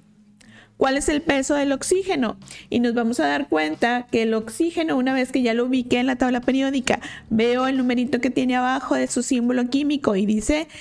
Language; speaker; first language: Spanish; native; Spanish